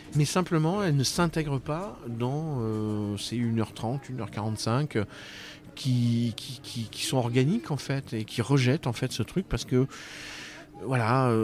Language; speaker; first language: French; native; French